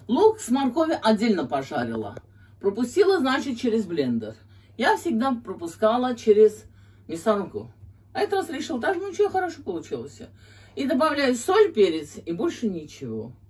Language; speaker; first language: Russian; non-native, local second language; Azerbaijani